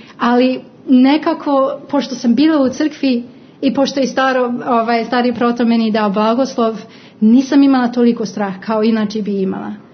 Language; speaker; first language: Croatian; non-native, fluent; English